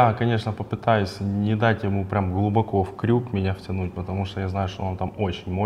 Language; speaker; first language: Russian; native; Russian